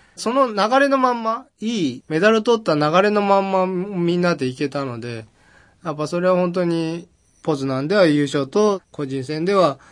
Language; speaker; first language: Japanese; native; Japanese